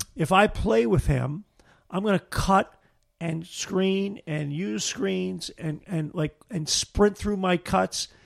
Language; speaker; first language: English; native; English